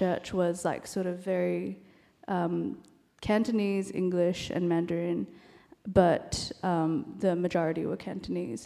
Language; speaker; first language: English; non-native, local second language; Cantonese